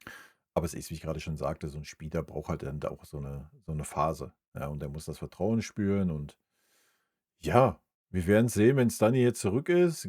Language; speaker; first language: German; native; German